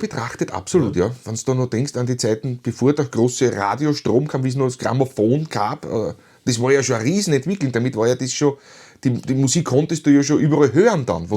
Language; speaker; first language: German; native; German